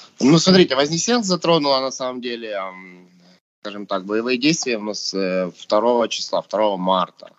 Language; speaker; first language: Russian; native; Russian